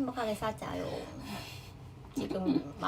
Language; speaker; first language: Korean; non-native, fluent; Chinese